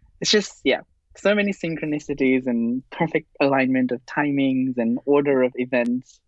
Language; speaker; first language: English; non-native, fluent; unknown